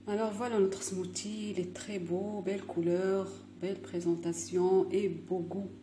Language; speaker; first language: French; non-native, local second language; Arabic